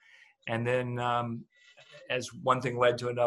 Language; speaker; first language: English; native; English